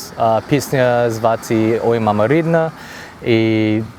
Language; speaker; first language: Ukrainian; non-native, learner; English